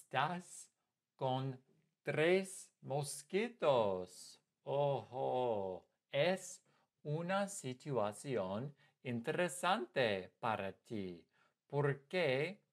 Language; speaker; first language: Spanish; non-native, fluent; English